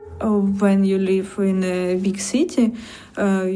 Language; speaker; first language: English; non-native, learner; Burmese